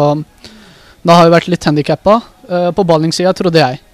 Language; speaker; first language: Norwegian; early bilingual, other home language; Urdu